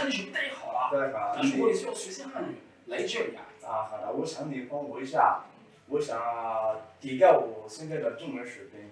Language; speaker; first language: Chinese; non-native, learner; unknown